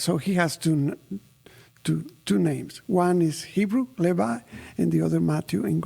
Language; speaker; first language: English; non-native, fluent; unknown